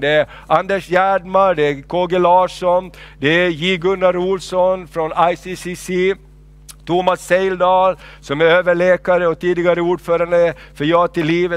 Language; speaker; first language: Swedish; non-native, fluent; Spanish